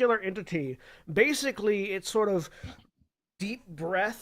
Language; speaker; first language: English; native; English